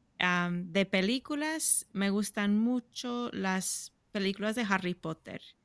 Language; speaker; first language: Spanish; non-native, fluent; English